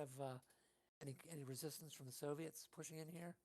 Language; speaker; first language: English; native; English